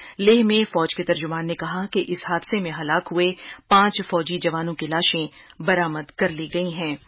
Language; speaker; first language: Urdu; native; Urdu